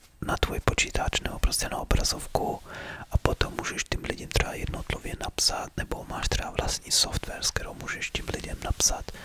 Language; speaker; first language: Czech; early bilingual, heritage; Czech